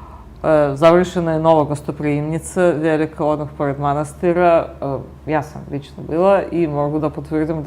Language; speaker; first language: Bosnian; native; Bosnian